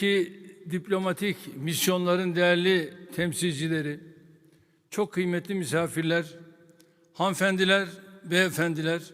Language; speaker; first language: Turkish; native; Turkish